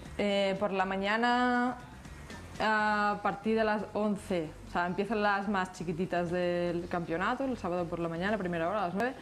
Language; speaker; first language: Spanish; native; Spanish